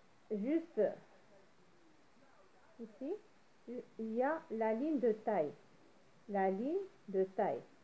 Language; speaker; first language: French; non-native, local second language; Arabic